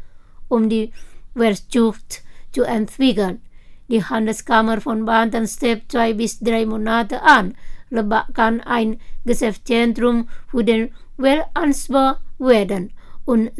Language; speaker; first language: German; non-native, fluent; Indonesian